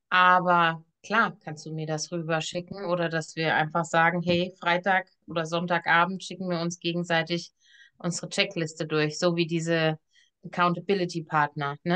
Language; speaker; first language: German; native; German